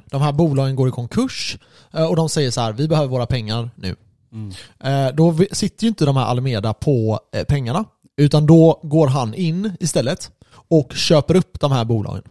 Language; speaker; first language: Swedish; native; Swedish